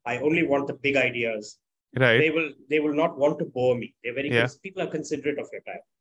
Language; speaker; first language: English; non-native, local second language; Tamil